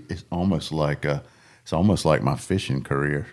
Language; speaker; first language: English; native; English